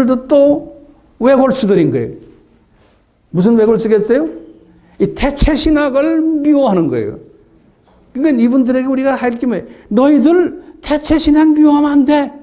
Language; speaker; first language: Korean; native; Korean